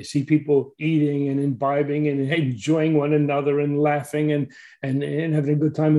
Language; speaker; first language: English; native; English